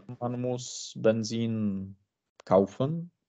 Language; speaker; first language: German; non-native, learner; Czech